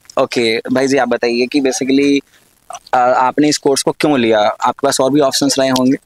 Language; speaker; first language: Hindi; native; Hindi